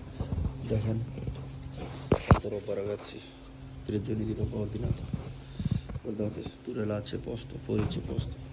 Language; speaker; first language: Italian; non-native, learner; Bangla